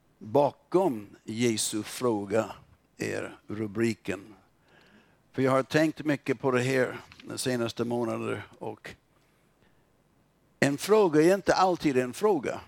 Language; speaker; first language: Swedish; non-native, fluent; English